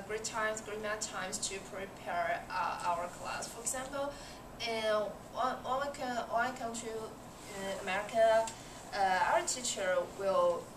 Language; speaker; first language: English; non-native, learner; Chinese